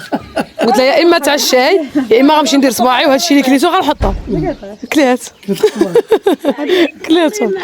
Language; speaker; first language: Arabic; native; Arabic